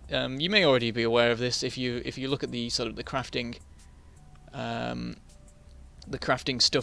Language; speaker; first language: English; native; English